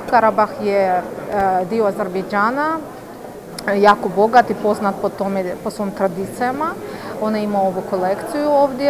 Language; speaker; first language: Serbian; non-native, fluent; Azerbaijani